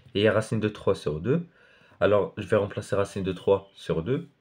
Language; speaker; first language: French; non-native, local second language; Arabic